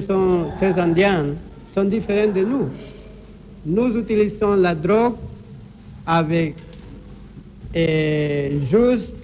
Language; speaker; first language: French; non-native, learner; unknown